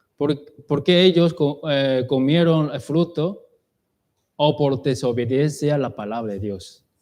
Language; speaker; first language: Spanish; non-native, learner; Chinese